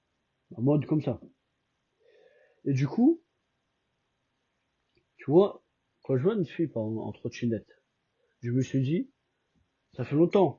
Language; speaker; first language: French; non-native, fluent; Albanian